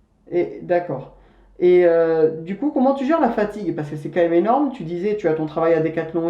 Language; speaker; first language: French; native; French